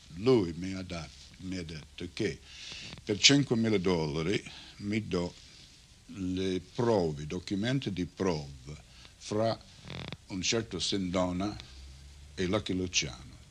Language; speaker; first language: Italian; non-native, learner; English